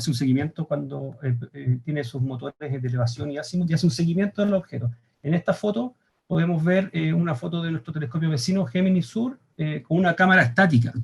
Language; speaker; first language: Spanish; native; Spanish